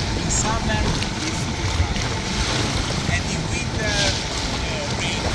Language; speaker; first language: English; non-native, learner; Italian